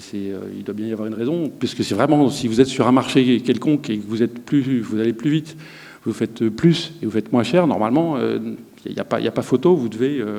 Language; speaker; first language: French; native; French